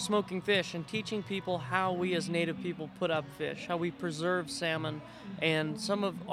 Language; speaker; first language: English; native; English